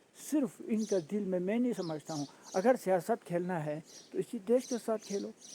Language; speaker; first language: Urdu; non-native, local second language; Balti